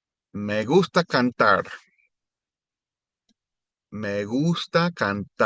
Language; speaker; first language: Spanish; non-native, fluent; English